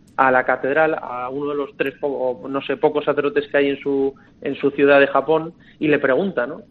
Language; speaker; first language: Spanish; native; Spanish